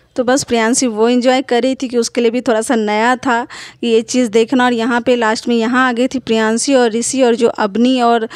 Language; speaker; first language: Hindi; native; Hindi